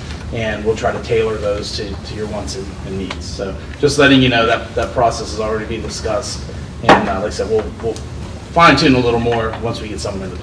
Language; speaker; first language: English; native; English